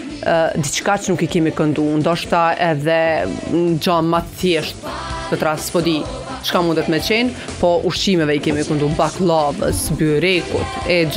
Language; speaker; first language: Albanian; native; Albanian